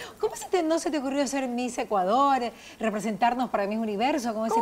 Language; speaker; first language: Spanish; native; Spanish